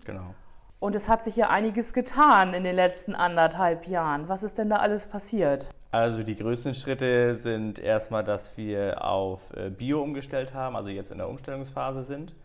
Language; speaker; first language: German; native; German